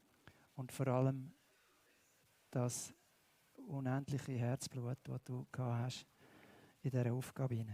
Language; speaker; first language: German; native; German